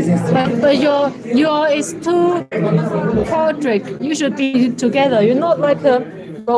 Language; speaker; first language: English; non-native, fluent; Chinese